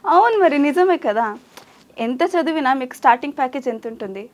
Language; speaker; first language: Telugu; non-native, local second language; Kannada